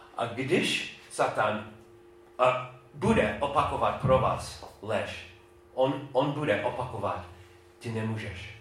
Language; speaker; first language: Czech; non-native, fluent; English